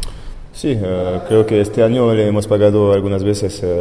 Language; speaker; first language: Spanish; non-native, fluent; French